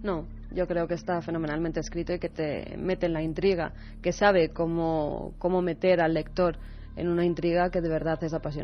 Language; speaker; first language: Spanish; native; Spanish